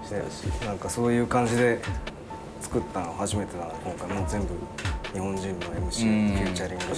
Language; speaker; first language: Japanese; native; Japanese